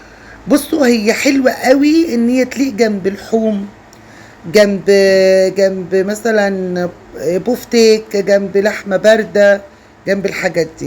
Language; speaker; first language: Arabic; native; Arabic